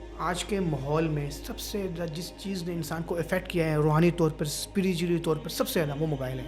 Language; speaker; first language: Urdu; non-native, local second language; Punjabi